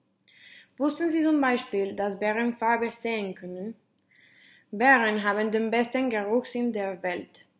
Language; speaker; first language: German; non-native, learner; Spanish